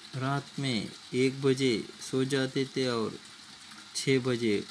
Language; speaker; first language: Hindi; non-native, local second language; Kannada